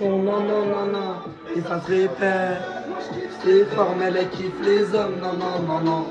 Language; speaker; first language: French; native; French